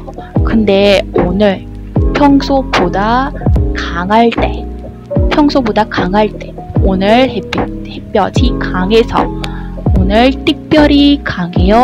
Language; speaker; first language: Korean; non-native, learner; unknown